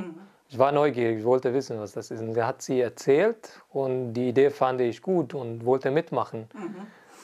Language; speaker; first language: German; non-native, fluent; Arabic